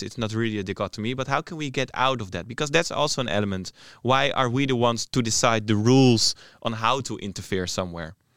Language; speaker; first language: English; non-native, fluent; Dutch